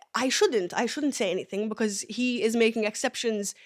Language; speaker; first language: English; early bilingual, other home language; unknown